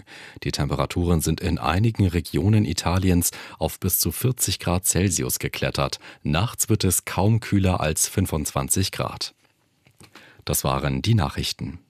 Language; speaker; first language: German; native; German